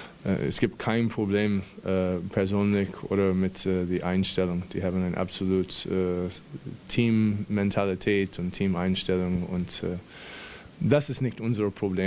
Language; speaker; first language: German; non-native, fluent; English